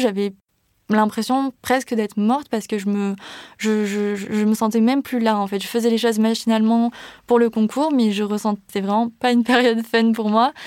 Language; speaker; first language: French; native; French